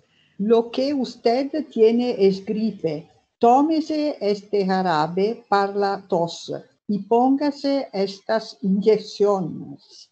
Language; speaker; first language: Spanish; non-native, learner; Italian